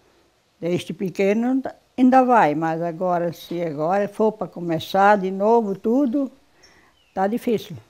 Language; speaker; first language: Portuguese; non-native, local second language; German